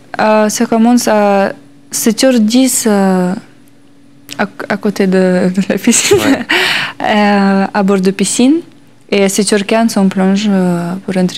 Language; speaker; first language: French; non-native, learner; Russian